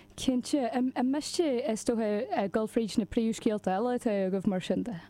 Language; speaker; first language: Irish; non-native, local second language; English